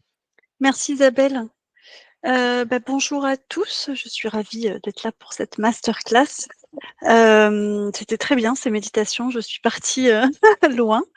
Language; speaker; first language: French; native; French